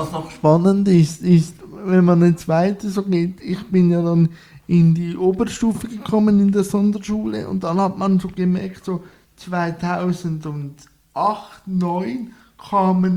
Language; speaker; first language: German; native; German